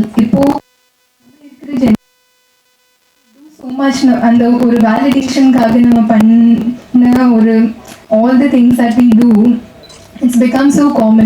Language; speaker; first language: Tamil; non-native, learner; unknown